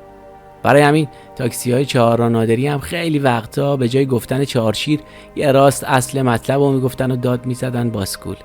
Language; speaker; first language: Persian; native; Persian